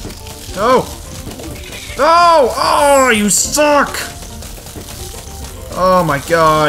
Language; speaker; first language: English; native; English